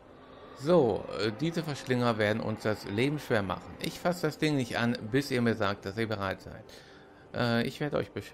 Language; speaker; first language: German; native; German